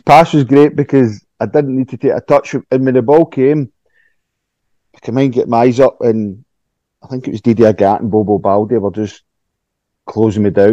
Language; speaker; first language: English; native; English